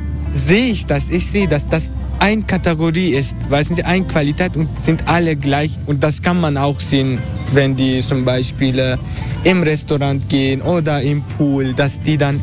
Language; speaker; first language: German; non-native, learner; Turkish